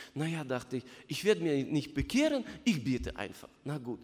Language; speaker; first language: German; non-native, fluent; Russian